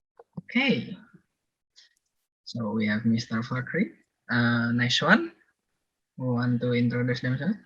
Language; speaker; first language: English; non-native, learner; Indonesian